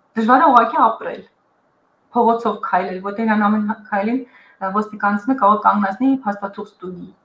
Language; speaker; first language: Armenian; early bilingual, heritage; Armenian